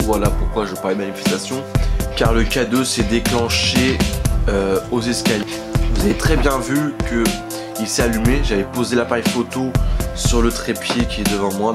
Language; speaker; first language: French; native; French